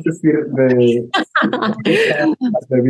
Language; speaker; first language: Spanish; non-native, fluent; English